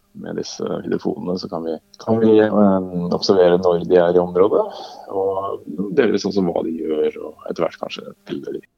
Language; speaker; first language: Norwegian; native; Norwegian